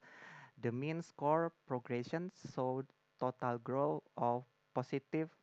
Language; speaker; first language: English; non-native, learner; Indonesian